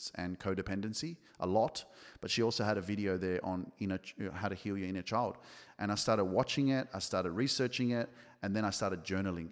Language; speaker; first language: English; early bilingual, other home language; Polish